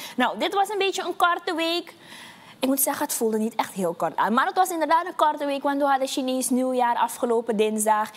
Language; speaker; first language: Dutch; native; Dutch